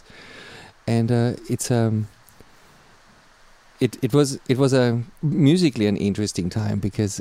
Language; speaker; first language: English; non-native, fluent; German